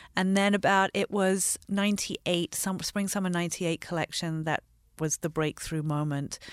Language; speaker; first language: English; native; English